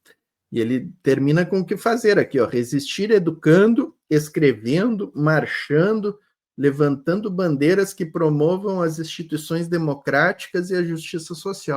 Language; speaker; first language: Portuguese; native; Portuguese